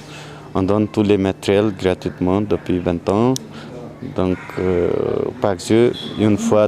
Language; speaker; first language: French; non-native, learner; Nepali